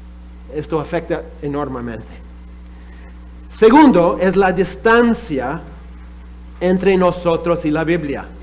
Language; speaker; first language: Spanish; non-native, fluent; English